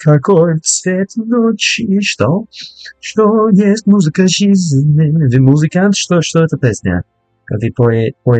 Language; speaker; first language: Russian; non-native, learner; English